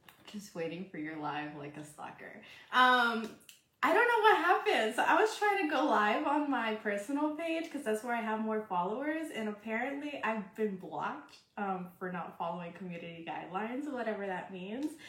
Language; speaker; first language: English; early bilingual, other home language; Spanish